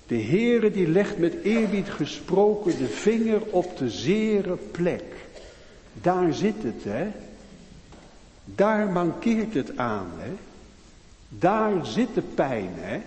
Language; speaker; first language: Dutch; native; Dutch